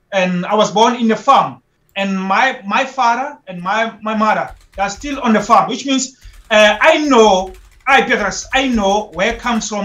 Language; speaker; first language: English; non-native, local second language; Xhosa